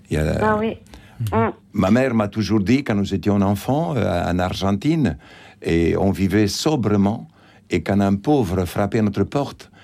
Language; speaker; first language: French; non-native, fluent; Spanish